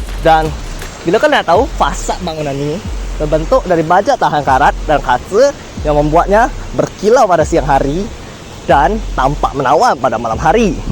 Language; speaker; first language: Indonesian; native; Indonesian